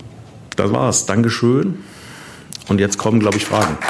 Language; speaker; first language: German; native; German